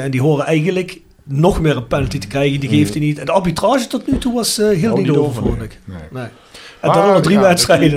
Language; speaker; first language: Dutch; native; Dutch